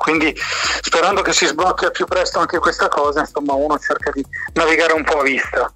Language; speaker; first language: Italian; native; Italian